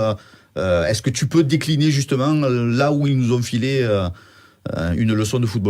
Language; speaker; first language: French; native; French